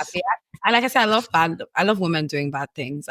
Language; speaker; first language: English; native; English